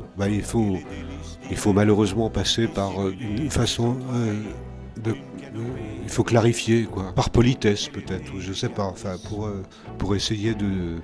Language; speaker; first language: French; non-native, local second language; Swiss German